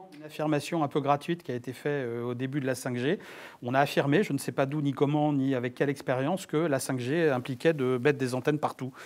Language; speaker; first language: French; native; French